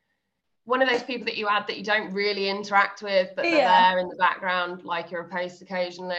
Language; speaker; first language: English; native; English